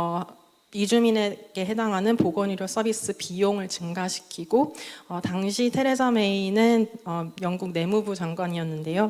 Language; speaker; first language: Korean; native; Korean